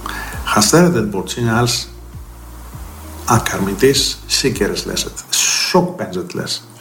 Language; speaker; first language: Hungarian; non-native, fluent; Greek